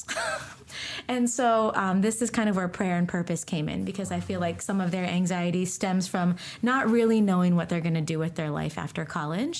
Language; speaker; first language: English; native; English